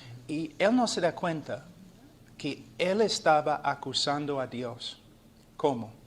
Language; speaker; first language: Spanish; non-native, fluent; English